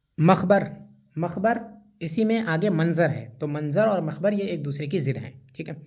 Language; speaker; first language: Urdu; native; Urdu